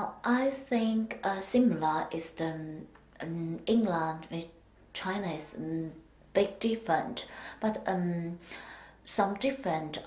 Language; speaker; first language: English; non-native, learner; Chinese